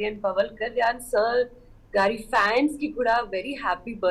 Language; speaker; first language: Telugu; non-native, learner; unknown